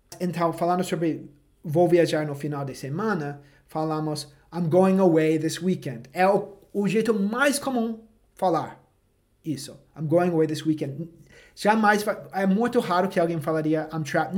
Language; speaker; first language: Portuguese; non-native, fluent; English